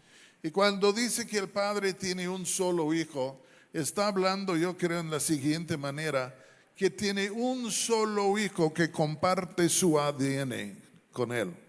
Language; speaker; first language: Spanish; non-native, fluent; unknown